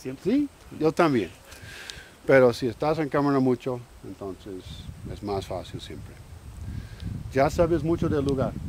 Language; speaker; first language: Spanish; non-native, learner; English